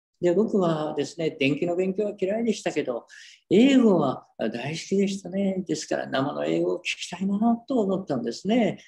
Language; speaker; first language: Japanese; native; Japanese